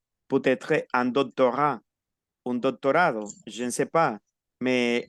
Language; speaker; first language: French; non-native, fluent; Spanish